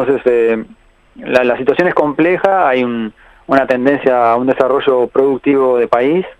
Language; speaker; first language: Spanish; native; Spanish